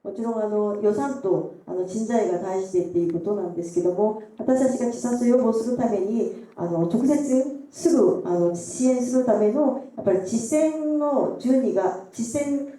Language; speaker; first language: Japanese; non-native, fluent; Korean